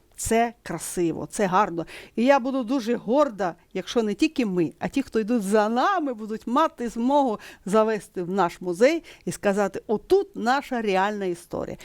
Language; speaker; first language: Ukrainian; native; Ukrainian